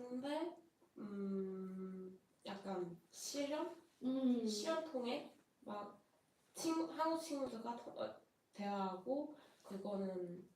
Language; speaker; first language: Korean; non-native, fluent; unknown